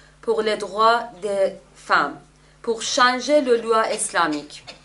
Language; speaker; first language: French; non-native, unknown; Persian